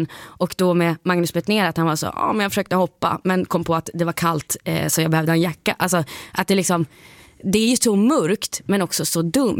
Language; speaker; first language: Swedish; native; Swedish